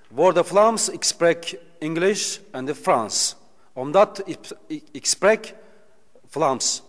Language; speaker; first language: Dutch; non-native, learner; Turkish